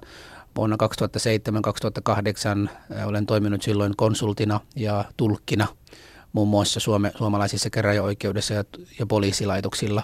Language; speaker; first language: Finnish; non-native, fluent; Somali